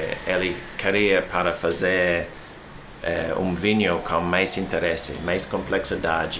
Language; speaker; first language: Portuguese; non-native, learner; English